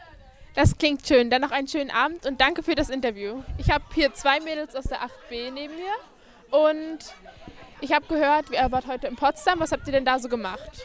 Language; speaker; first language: German; native; German